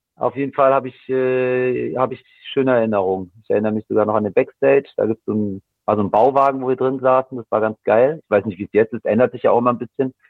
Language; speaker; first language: German; native; German